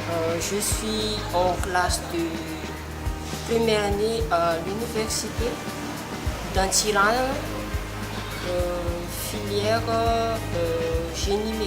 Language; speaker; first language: French; non-native, local second language; Malagasy